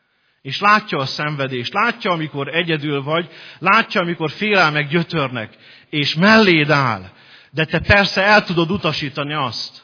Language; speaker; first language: Hungarian; native; Hungarian